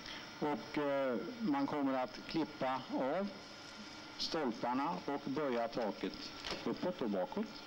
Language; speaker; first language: Swedish; native; Swedish